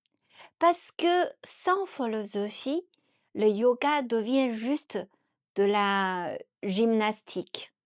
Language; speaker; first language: French; non-native, fluent; Chinese